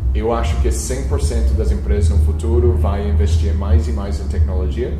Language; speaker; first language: Portuguese; non-native, fluent; English